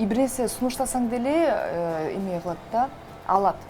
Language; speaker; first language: Kyrgyz; non-native, local second language; Russian